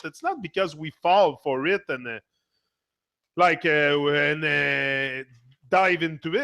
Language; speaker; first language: English; non-native, fluent; French